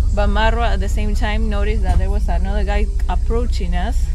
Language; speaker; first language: English; non-native, fluent; Spanish